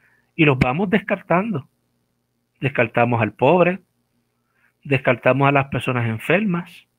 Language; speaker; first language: Spanish; native; Spanish